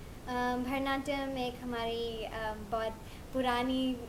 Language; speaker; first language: Hindi; early bilingual, heritage; Hindi